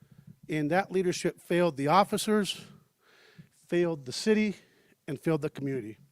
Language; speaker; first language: English; early bilingual, heritage; Spanish